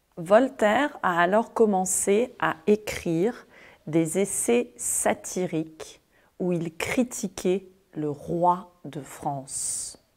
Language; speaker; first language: French; native; French